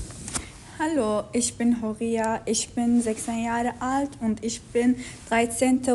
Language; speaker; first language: German; non-native, learner; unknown